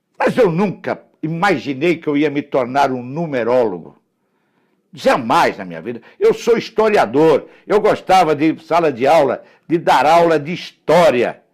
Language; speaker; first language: Portuguese; early bilingual, other home language; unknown